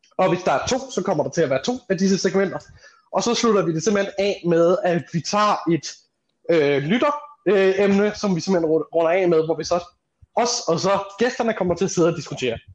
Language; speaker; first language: Danish; native; Danish